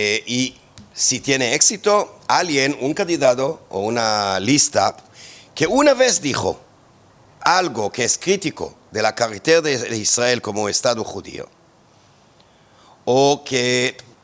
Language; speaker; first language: Spanish; non-native, fluent; Hebrew